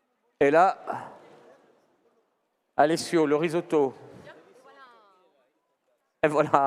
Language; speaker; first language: French; native; French